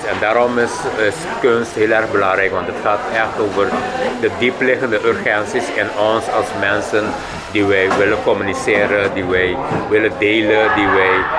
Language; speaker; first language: Dutch; non-native, local second language; Papiamento